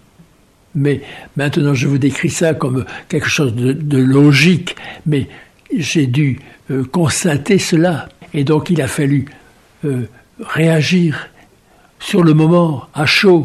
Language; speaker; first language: French; native; French